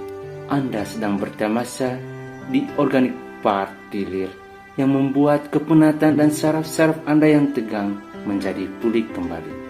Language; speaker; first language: Indonesian; native; Indonesian